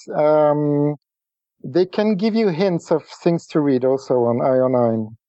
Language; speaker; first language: English; non-native, fluent; French